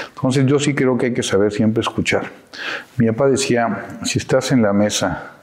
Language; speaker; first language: Spanish; native; Spanish